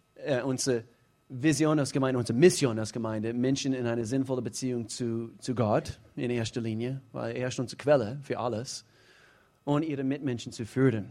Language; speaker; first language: German; non-native, fluent; English